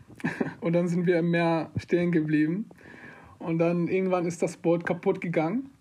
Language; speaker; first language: German; non-native, fluent; Arabic